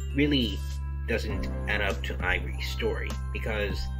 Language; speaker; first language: English; native; English